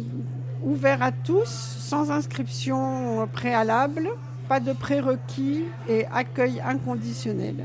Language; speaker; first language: French; native; French